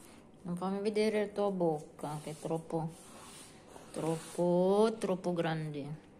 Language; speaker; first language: Italian; non-native, learner; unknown